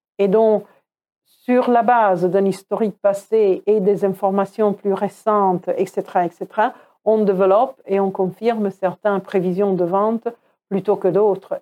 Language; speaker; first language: French; non-native, fluent; Croatian